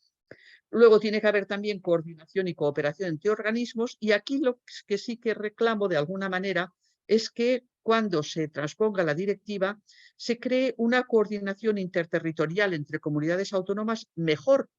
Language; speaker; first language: Spanish; native; Spanish